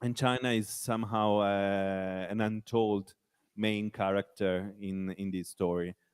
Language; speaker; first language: English; non-native, fluent; Italian